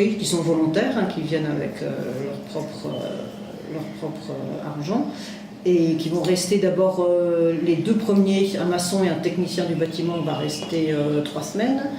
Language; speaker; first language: French; native; French